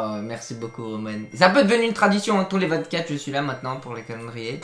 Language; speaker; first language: French; native; French